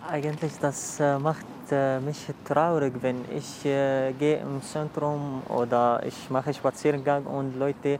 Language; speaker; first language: German; non-native, learner; Arabic